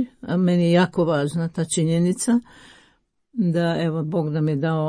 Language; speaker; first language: Croatian; native; Croatian